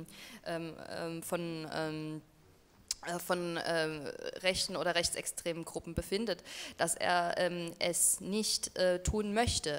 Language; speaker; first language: German; native; German